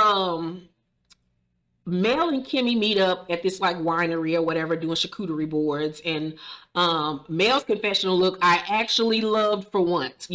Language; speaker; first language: English; native; English